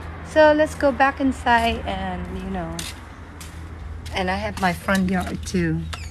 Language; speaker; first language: English; non-native, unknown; Vietnamese